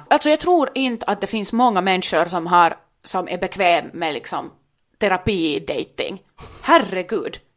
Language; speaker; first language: Swedish; native; Swedish